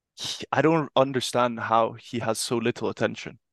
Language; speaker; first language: English; non-native, fluent; Italian